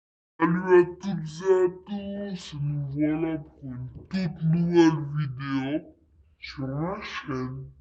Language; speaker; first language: French; native; French